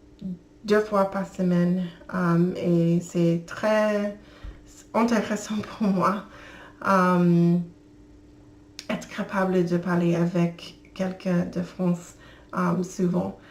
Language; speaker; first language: French; non-native, learner; English